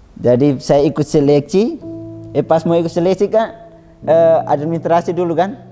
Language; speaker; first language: Indonesian; native; Indonesian